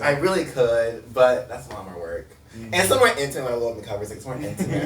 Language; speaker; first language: English; native; English